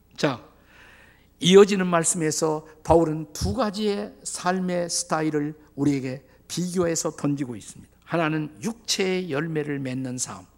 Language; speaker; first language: Korean; native; Korean